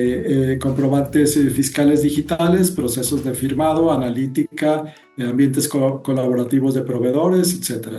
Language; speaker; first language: Spanish; native; Spanish